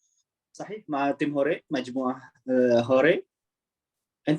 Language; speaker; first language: Arabic; non-native, fluent; Indonesian